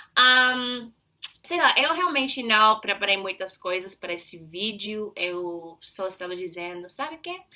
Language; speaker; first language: Portuguese; non-native, fluent; English